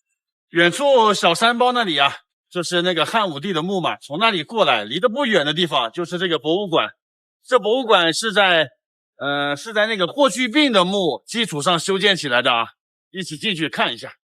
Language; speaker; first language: Chinese; native; Chinese